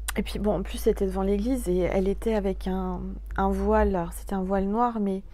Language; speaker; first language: French; native; French